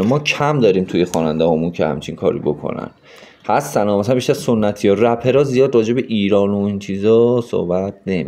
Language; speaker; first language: Persian; native; Persian